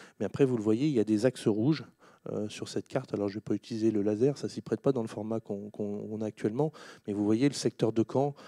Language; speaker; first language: French; native; French